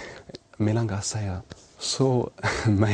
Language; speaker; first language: Icelandic; non-native, learner; English